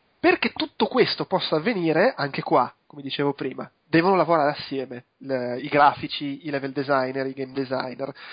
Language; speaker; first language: Italian; native; Italian